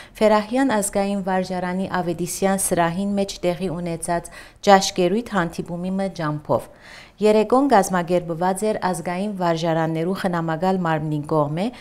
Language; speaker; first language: Armenian; early bilingual, heritage; Armenian